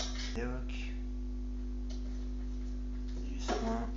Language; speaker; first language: French; native; French